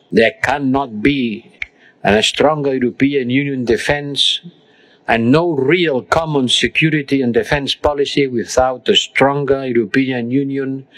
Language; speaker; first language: English; non-native, fluent; Spanish